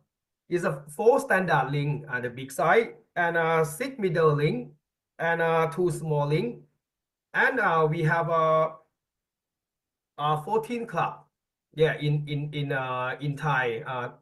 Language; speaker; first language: English; non-native, learner; Thai